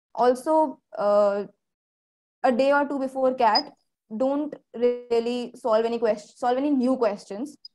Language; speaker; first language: English; non-native, local second language; Hindi